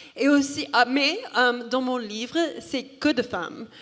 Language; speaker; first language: French; non-native, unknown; English